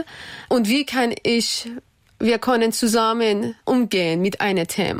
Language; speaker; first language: German; non-native, learner; Persian